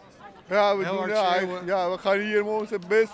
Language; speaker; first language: Dutch; non-native, learner; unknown